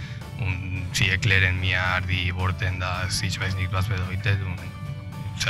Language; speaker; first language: German; non-native, learner; Spanish